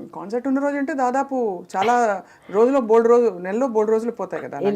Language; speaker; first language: Telugu; native; Telugu